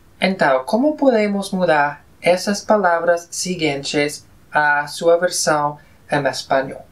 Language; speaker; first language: Portuguese; non-native, fluent; Spanish